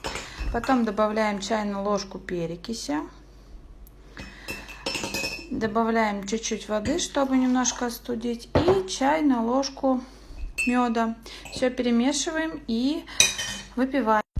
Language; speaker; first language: Russian; native; Russian